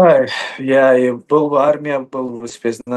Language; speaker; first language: Russian; non-native, fluent; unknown